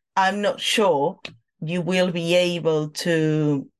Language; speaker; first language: English; non-native, fluent; Catalan